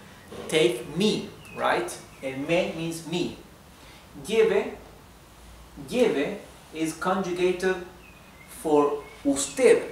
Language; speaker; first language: English; non-native, fluent; Spanish